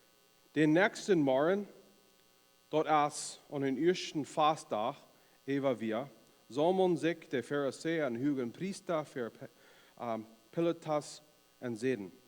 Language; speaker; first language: German; non-native, learner; Plautdietsch